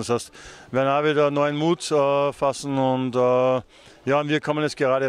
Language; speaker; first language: German; native; German